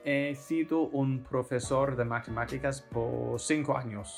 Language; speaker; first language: Spanish; non-native, fluent; English